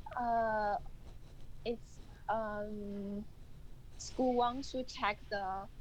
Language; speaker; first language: English; non-native, learner; Chinese